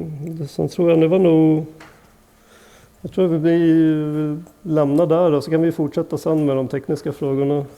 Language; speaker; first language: Swedish; native; Swedish